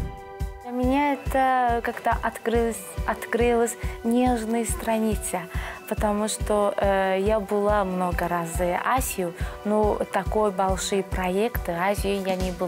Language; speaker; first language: Russian; non-native, learner; Azerbaijani